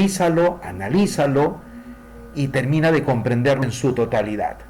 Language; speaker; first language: Spanish; native; Spanish